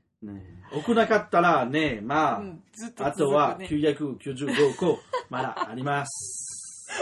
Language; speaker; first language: Japanese; non-native, learner; French